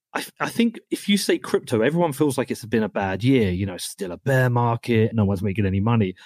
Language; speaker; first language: English; native; English